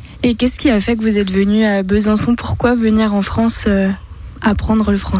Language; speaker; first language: French; native; French